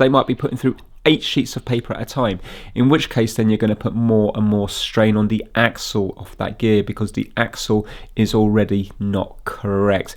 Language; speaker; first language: English; native; English